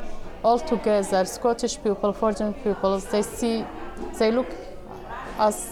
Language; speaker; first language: English; non-native, learner; Arabic